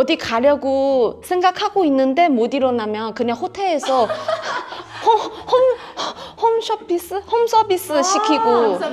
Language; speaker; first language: Korean; non-native, fluent; Chinese